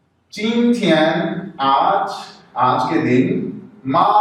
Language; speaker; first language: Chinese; non-native, fluent; Urdu